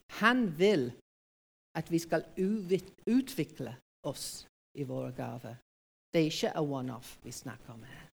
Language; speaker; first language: Norwegian; non-native, fluent; English